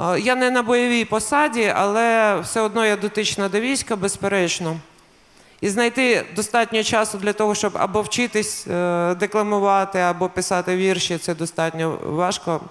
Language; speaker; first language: Ukrainian; non-native, local second language; Russian